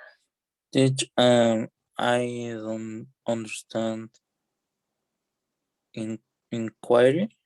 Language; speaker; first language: English; non-native, learner; Spanish